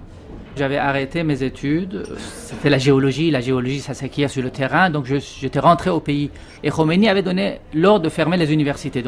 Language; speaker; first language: French; non-native, fluent; Persian